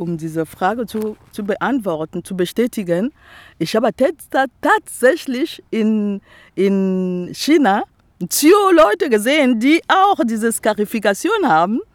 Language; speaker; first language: German; non-native, fluent; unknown